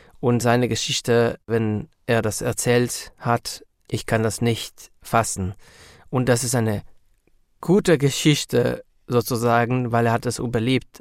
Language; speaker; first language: German; non-native, learner; Hebrew